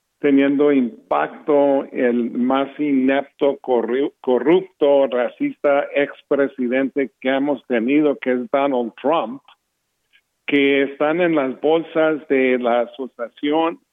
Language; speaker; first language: Spanish; early bilingual, heritage; English